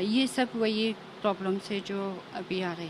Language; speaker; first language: Hindi; non-native, fluent; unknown